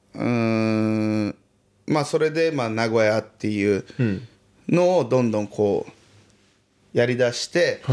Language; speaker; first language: Japanese; early bilingual, other home language; Portuguese